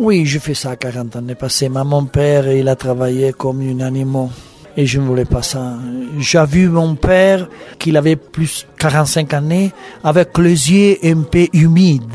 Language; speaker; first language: French; non-native, learner; Italian